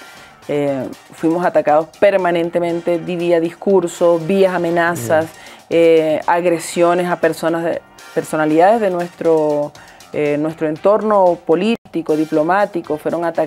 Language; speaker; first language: Spanish; native; Spanish